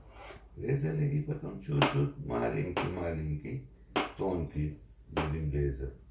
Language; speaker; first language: Russian; non-native, learner; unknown